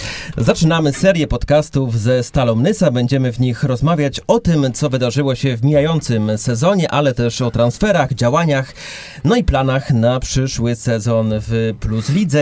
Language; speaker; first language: Polish; native; Polish